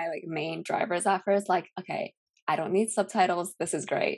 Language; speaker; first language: English; early bilingual, other home language; Cantonese